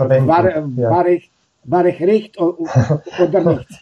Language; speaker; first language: German; non-native, learner; Russian